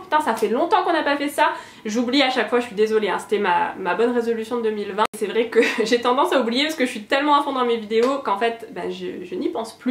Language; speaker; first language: French; native; French